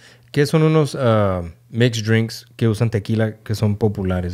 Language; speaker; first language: Spanish; early bilingual, other home language; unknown